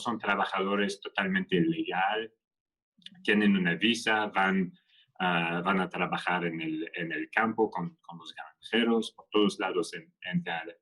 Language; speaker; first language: Spanish; non-native, fluent; French